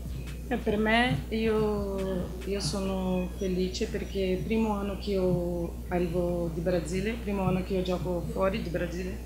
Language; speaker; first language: Italian; non-native, learner; Portuguese